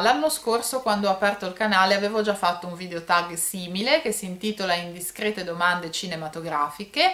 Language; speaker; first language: Italian; native; Italian